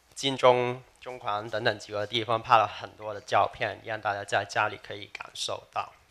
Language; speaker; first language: Chinese; non-native, local second language; Cantonese